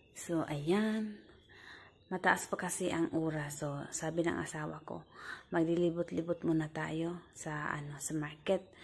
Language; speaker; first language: Filipino; native; Filipino